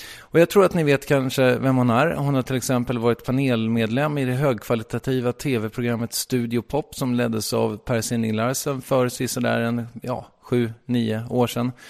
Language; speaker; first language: Swedish; native; Swedish